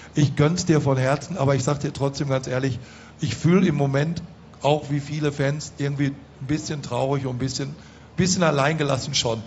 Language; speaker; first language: German; native; German